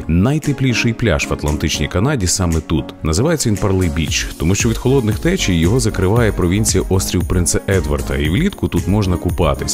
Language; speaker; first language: Ukrainian; native; Ukrainian